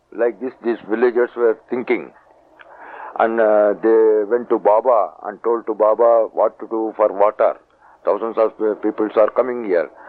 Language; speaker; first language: English; non-native, local second language; Marathi